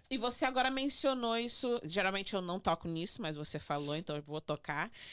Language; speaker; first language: Portuguese; native; Portuguese